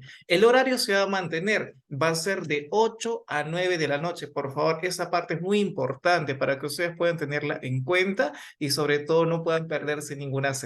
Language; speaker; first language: Spanish; native; Spanish